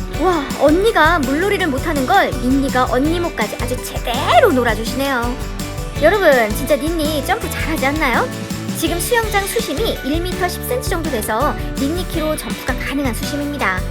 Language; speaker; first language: Korean; native; Korean